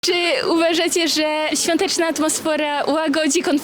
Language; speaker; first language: Polish; native; Polish